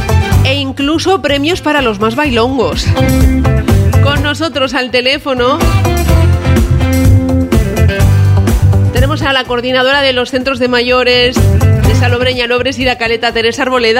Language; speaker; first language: Spanish; native; Spanish